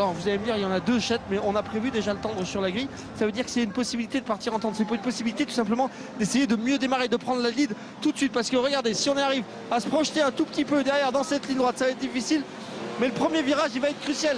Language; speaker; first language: French; native; French